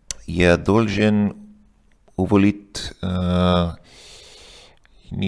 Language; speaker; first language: Russian; non-native, learner; English